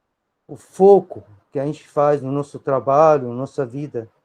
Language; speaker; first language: Portuguese; non-native, fluent; Arabic